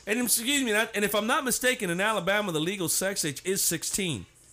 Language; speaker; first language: English; native; English